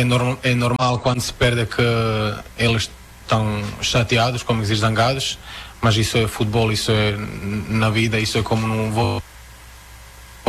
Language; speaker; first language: Portuguese; non-native, fluent; Croatian